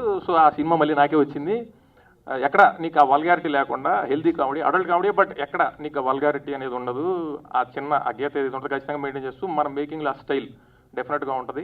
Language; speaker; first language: Telugu; native; Telugu